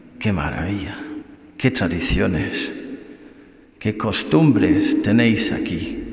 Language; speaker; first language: Spanish; non-native, fluent; English